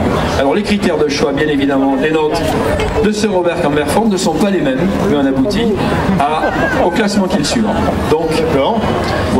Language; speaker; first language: French; native; French